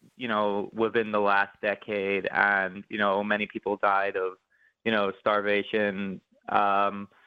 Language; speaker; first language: English; native; English